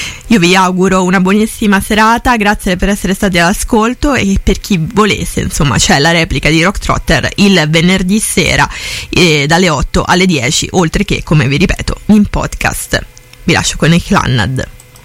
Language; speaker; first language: Italian; native; Italian